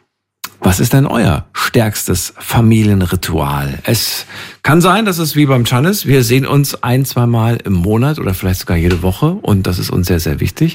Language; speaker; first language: German; native; German